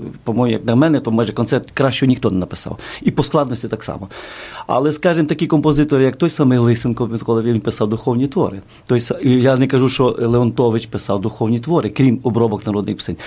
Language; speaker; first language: Ukrainian; native; Ukrainian